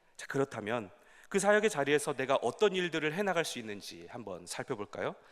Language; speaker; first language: Korean; native; Korean